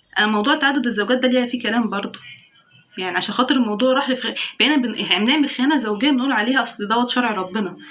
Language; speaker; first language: Egyptian Arabic; native; Egyptian Arabic